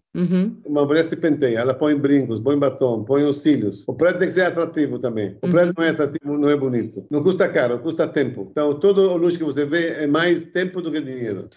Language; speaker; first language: Portuguese; early bilingual, other home language; Arabic